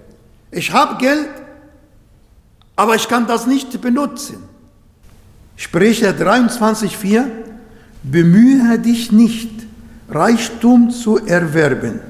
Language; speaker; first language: German; non-native, fluent; Arabic